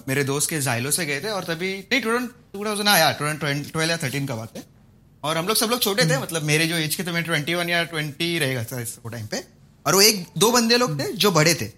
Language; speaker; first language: Hindi; non-native, local second language; Marathi